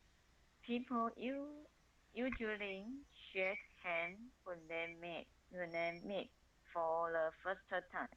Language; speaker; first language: English; non-native, learner; Chinese